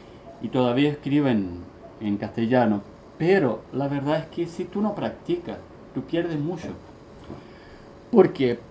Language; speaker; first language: Spanish; early bilingual, heritage; Spanish